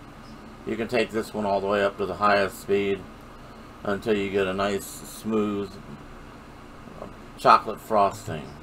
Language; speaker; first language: English; native; English